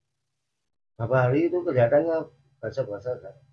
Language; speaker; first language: Indonesian; non-native, local second language; Javanese